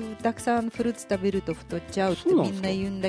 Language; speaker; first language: Japanese; non-native, fluent; Russian